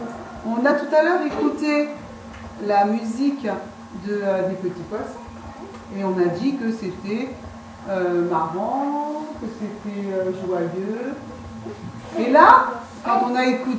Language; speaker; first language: French; native; French